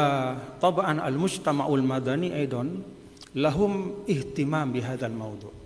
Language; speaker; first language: Arabic; non-native, fluent; Sasak